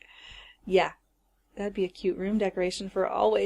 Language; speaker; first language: English; native; English